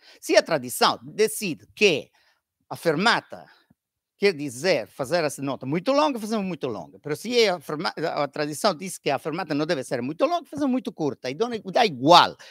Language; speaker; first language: Portuguese; non-native, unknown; Italian